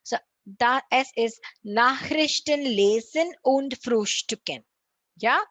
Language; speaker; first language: German; non-native, learner; Tamil